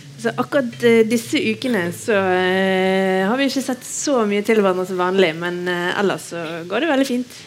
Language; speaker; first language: Norwegian; native; Norwegian